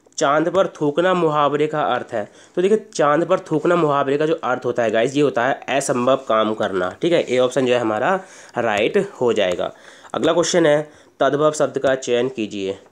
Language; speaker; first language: Hindi; native; Hindi